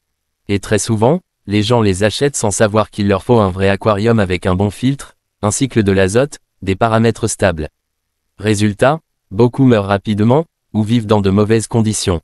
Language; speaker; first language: French; native; French